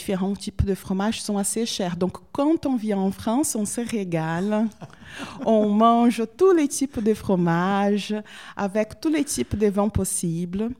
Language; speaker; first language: French; non-native, fluent; Portuguese